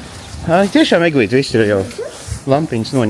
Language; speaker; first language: Latvian; native; Latvian